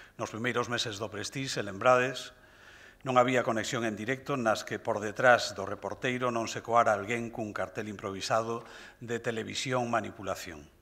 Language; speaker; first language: Galician; native; Galician